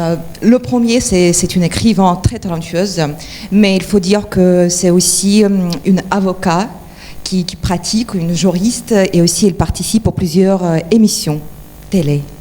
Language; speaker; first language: French; non-native, fluent; Ukrainian